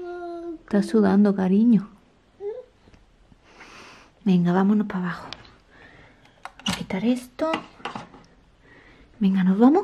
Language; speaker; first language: Spanish; native; Spanish